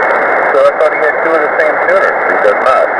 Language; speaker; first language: English; native; English